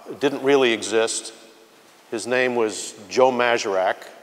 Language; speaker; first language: English; native; English